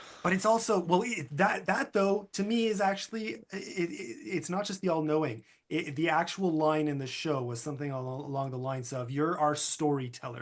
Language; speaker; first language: English; native; English